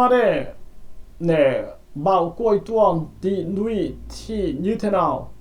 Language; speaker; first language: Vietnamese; non-native, learner; Korean